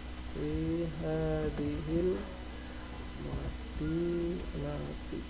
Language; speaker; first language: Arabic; non-native, fluent; Indonesian